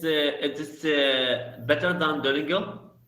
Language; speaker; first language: English; non-native, learner; Arabic